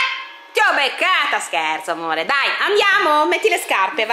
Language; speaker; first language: Italian; native; Italian